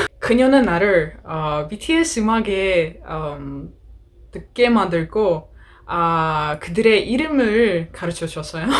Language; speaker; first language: Korean; non-native, learner; Greek